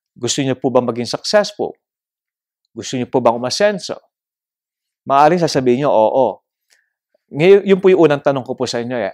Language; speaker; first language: Filipino; native; Filipino